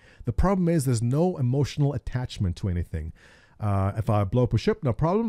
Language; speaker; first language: English; native; English